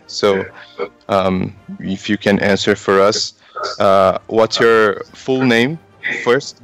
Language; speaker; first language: English; non-native, fluent; Portuguese